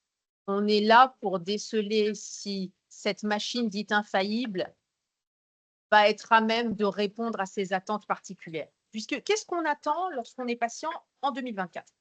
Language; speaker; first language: French; native; French